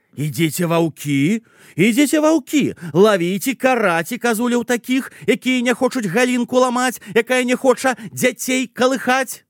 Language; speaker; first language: Belarusian; native; Belarusian